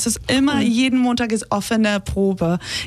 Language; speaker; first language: German; non-native, fluent; Hebrew